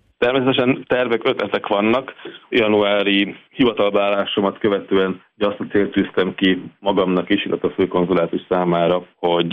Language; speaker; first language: Hungarian; native; Hungarian